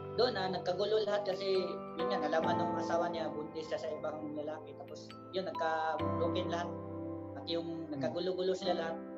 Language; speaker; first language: Filipino; non-native, local second language; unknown